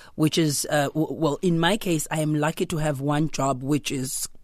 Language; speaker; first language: English; non-native, local second language; Zulu